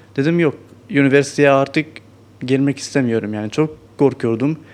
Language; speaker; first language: Turkish; non-native, learner; Arabic